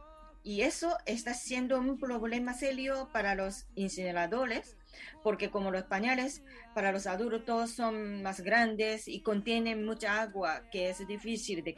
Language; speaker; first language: Spanish; non-native, fluent; Japanese